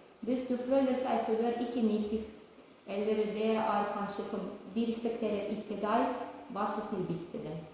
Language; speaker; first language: Norwegian; non-native, learner; Ukrainian